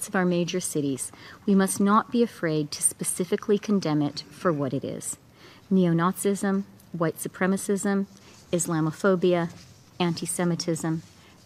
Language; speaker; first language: English; native; English